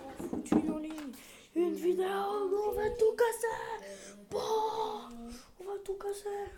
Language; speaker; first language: French; native; French